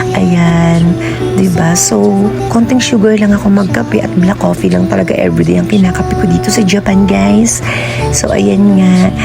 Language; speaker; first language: Filipino; native; Filipino